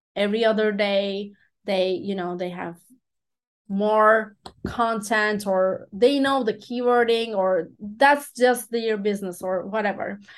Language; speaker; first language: English; non-native, fluent; Turkish